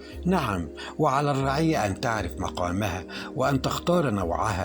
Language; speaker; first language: Arabic; native; Arabic